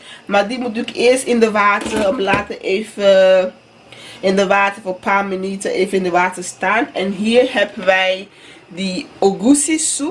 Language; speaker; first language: Dutch; non-native, fluent; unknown